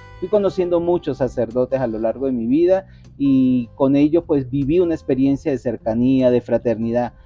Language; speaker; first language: Spanish; native; Spanish